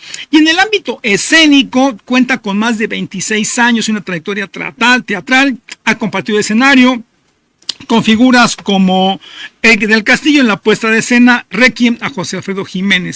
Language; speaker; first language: Spanish; native; Spanish